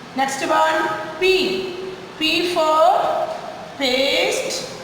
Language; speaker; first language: English; non-native, local second language; Malayalam